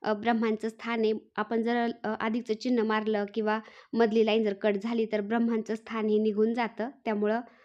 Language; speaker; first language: Marathi; native; Marathi